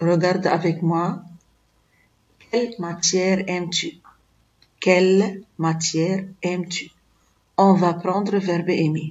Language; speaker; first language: French; non-native, fluent; Arabic